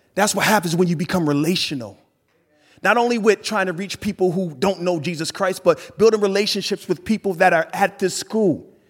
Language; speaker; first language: English; native; English